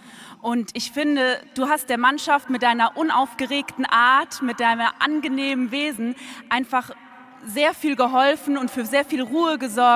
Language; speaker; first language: German; native; German